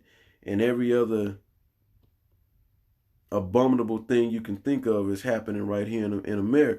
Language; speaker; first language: English; native; English